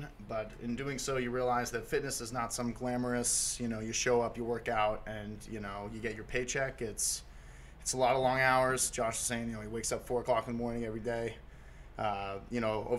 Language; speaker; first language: English; native; English